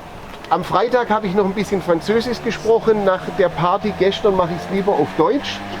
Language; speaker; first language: German; native; German